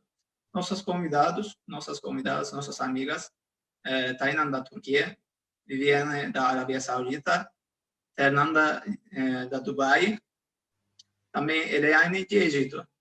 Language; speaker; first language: Portuguese; non-native, fluent; Turkish